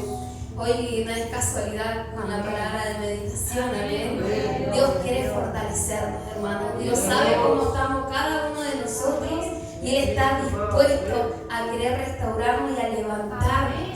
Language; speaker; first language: Spanish; native; Spanish